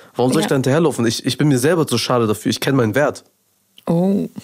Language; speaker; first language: German; early bilingual, other home language; Persian